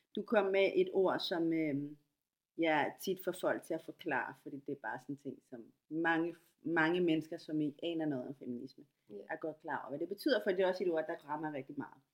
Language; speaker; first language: Danish; non-native, fluent; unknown